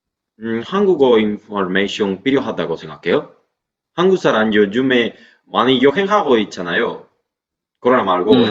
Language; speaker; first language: Korean; non-native, learner; Spanish